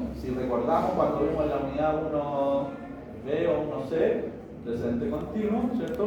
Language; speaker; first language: Spanish; native; Spanish